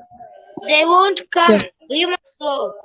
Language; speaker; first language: English; non-native, learner; Tamil